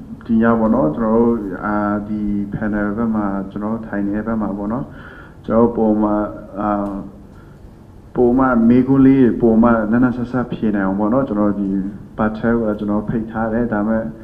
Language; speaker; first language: Burmese; non-native, local second language; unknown